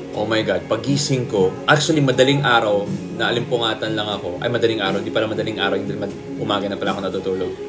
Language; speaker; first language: Filipino; native; Filipino